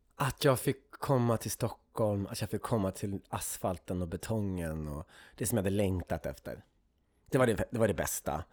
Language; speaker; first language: Swedish; native; Swedish